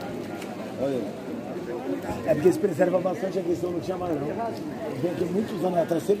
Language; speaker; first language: Portuguese; native; Portuguese